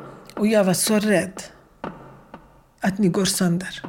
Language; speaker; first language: Swedish; non-native, fluent; Kurdish